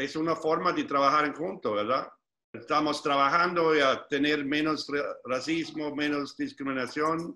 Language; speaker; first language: Spanish; non-native, fluent; English